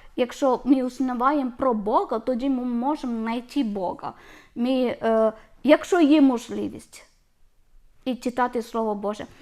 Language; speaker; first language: Ukrainian; non-native, learner; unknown